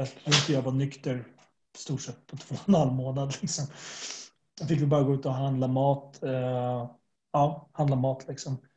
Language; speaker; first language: Swedish; native; Swedish